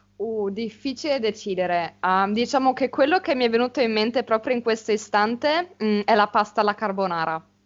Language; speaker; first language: Italian; native; Italian